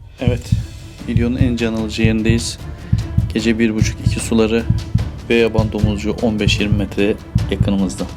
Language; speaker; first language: Turkish; native; Turkish